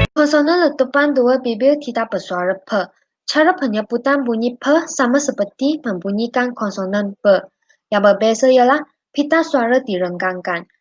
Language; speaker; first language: Malay; non-native, local second language; Chinese